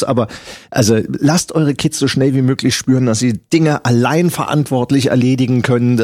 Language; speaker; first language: German; native; German